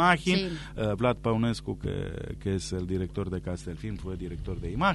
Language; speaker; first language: Spanish; non-native, fluent; Romanian